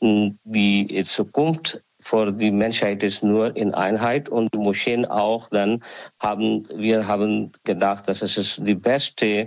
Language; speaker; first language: German; non-native, learner; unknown